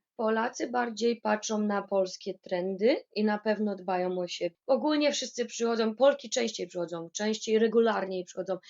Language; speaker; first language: Polish; native; Polish